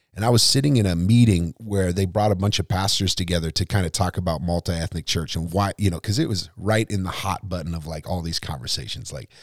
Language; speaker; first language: English; native; English